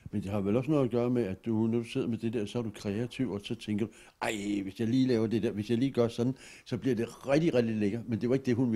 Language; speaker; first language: Danish; native; Danish